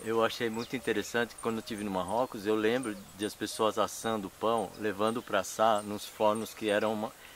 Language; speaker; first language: Portuguese; native; Portuguese